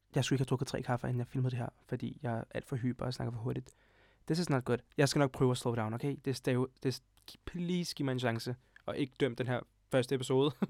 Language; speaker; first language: Danish; early bilingual, other home language; Serbian